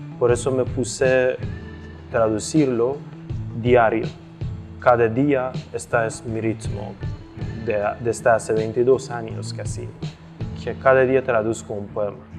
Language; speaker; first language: Spanish; non-native, fluent; Persian